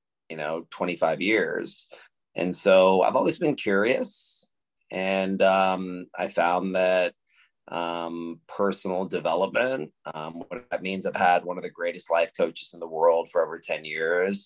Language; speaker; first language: English; native; English